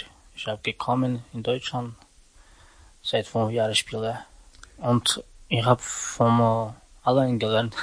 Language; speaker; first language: German; non-native, learner; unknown